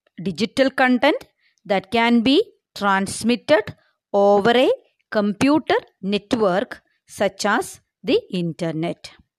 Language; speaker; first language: English; non-native, local second language; Malayalam